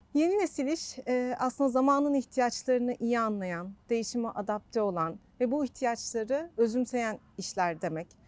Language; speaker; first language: Turkish; native; Turkish